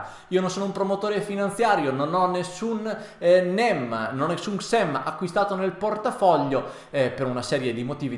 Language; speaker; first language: Italian; native; Italian